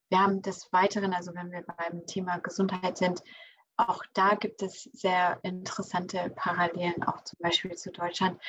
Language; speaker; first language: German; early bilingual, other home language; English